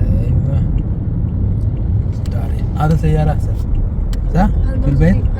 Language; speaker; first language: Arabic; non-native, learner; Malayalam